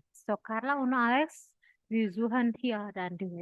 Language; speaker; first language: German; non-native, fluent; Indonesian